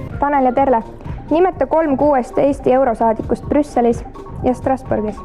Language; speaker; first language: Estonian; native; Estonian